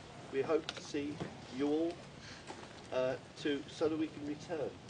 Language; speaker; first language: English; native; English